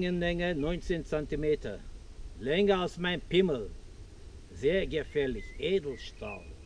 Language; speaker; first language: German; non-native, fluent; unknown